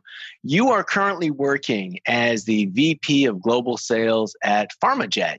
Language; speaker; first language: English; native; English